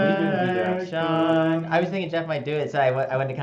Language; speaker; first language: English; native; English